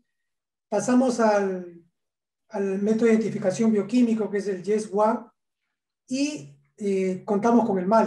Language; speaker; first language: Spanish; native; Spanish